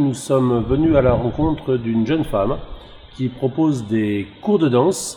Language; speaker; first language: French; native; French